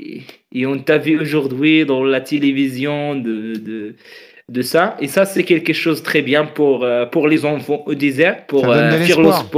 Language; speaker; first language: French; non-native, learner; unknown